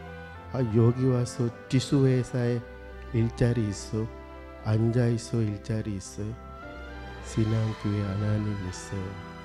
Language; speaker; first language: Korean; non-native, learner; Sinhala